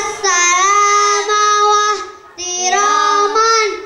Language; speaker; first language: Arabic; non-native, learner; Indonesian